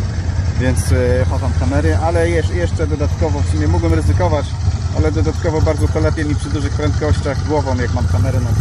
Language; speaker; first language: Polish; native; Polish